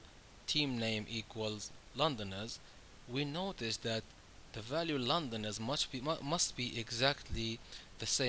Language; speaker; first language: English; non-native, fluent; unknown